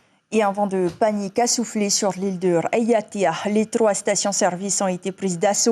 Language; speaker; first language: French; native; French